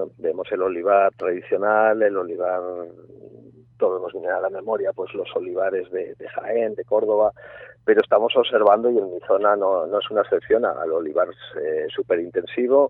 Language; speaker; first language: Spanish; native; Spanish